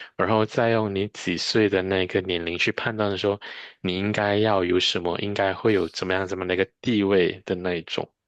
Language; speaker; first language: Chinese; native; Chinese